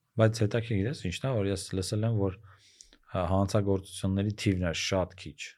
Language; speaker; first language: Armenian; native; Armenian